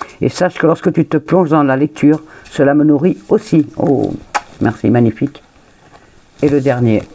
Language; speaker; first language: French; early bilingual, other home language; Portuguese